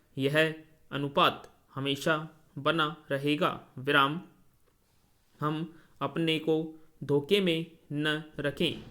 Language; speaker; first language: Hindi; native; Hindi